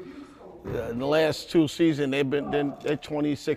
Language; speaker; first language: English; native; English